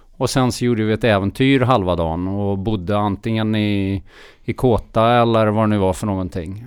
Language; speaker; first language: Swedish; early bilingual, heritage; Swedish